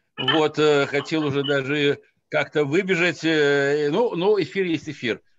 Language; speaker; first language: Russian; non-native, local second language; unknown